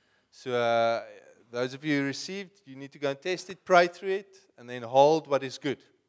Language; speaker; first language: English; non-native, local second language; Afrikaans